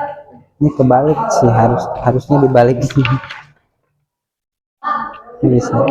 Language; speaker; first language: Indonesian; native; Indonesian